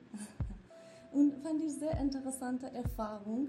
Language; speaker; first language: German; non-native, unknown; Kurdish